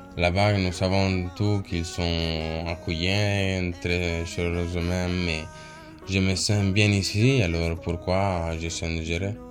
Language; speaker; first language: French; non-native, learner; Italian